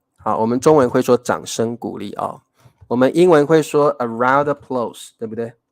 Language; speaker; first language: Chinese; native; Chinese